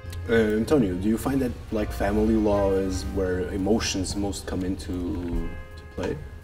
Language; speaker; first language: English; early bilingual, other home language; Portuguese